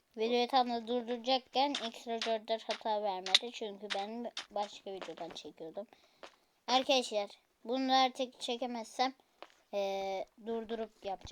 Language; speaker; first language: Turkish; native; Turkish